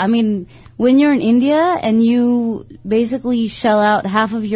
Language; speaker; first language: English; native; English